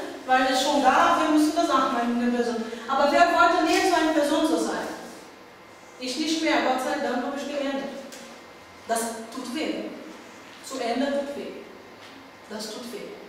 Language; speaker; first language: German; non-native, learner; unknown